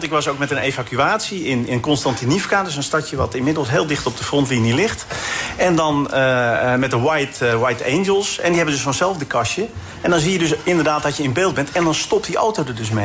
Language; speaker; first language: Dutch; native; Dutch